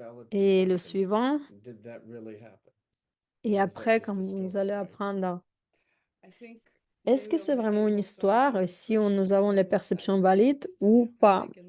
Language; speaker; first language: French; non-native, fluent; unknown